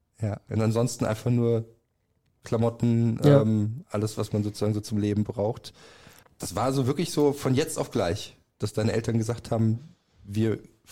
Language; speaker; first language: German; native; German